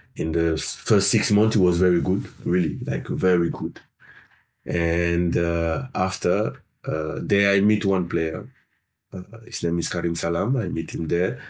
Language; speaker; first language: English; non-native, fluent; French